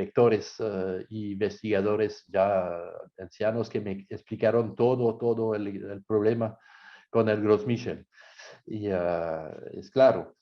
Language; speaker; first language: Spanish; non-native, fluent; French